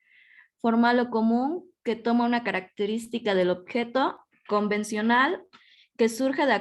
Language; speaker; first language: Spanish; native; Spanish